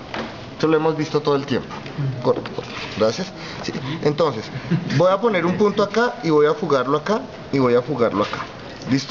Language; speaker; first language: Spanish; native; Spanish